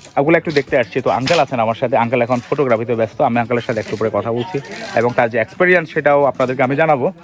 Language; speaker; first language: Bangla; non-native, local second language; Chakma